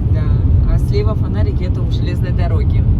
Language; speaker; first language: Russian; native; Russian